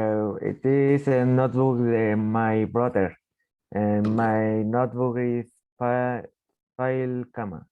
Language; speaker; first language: English; non-native, learner; Spanish